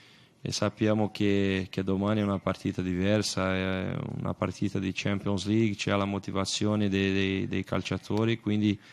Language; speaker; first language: Italian; non-native, fluent; Portuguese